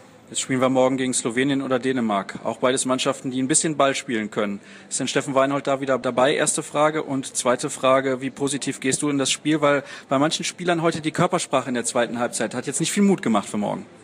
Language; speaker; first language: German; native; German